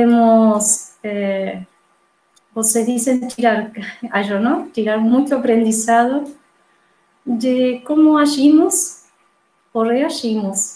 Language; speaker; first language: Portuguese; non-native, fluent; Spanish